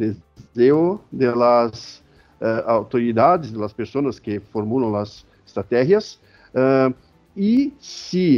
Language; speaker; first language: Portuguese; non-native, fluent; Spanish